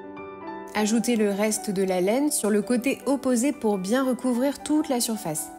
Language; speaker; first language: French; native; French